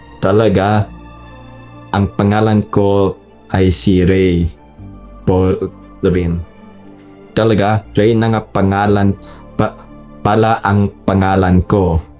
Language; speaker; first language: Filipino; non-native, learner; English